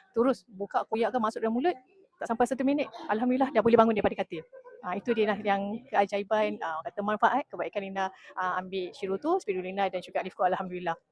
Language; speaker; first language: Malay; native; Malay